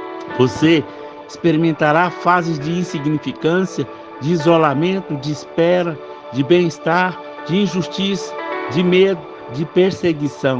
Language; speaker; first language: Portuguese; native; Portuguese